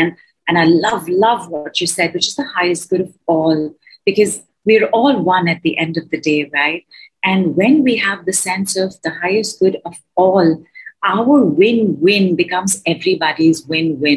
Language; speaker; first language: English; non-native, local second language; Hindi